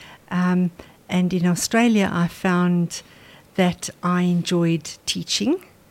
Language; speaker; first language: English; non-native, local second language; Afrikaans